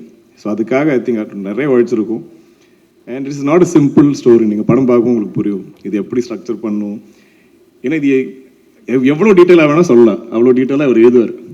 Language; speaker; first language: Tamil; non-native, local second language; Malayalam